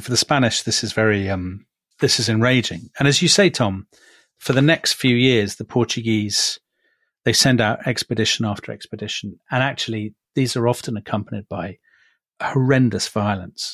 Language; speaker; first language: English; native; English